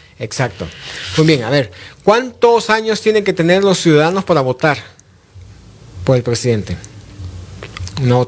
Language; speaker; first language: Spanish; native; Spanish